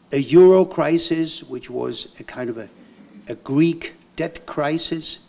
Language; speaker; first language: English; non-native, fluent; German